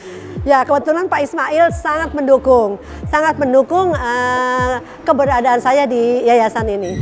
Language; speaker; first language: Indonesian; native; Indonesian